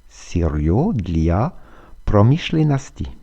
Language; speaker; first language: Russian; non-native, fluent; French